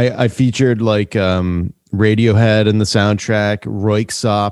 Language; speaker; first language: English; native; English